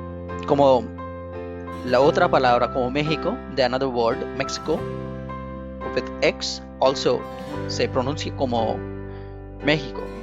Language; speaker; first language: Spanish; non-native, fluent; Bangla